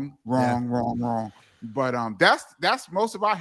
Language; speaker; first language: English; native; English